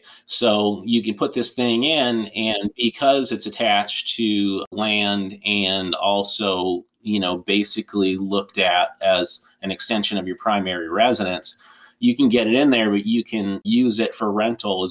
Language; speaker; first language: English; native; English